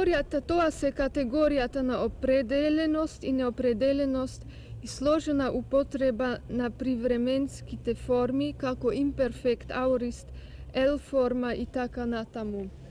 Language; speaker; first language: Macedonian; non-native, learner; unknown